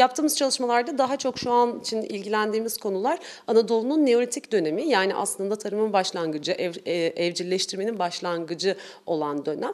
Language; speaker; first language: Turkish; native; Turkish